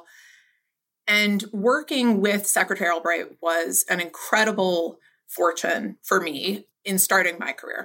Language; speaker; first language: English; native; English